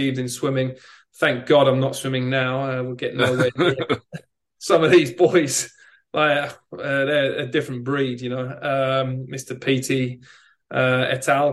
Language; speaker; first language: English; native; English